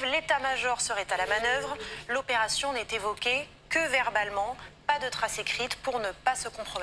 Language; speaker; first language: French; native; French